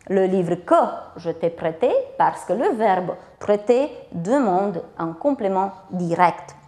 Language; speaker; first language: French; non-native, fluent; Romanian